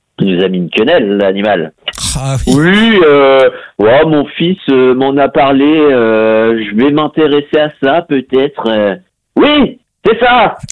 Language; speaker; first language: French; native; French